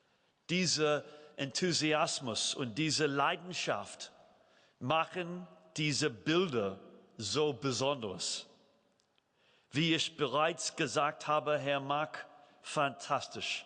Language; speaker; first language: German; non-native, fluent; English